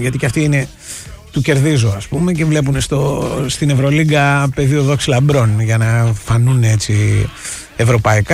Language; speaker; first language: Greek; native; Greek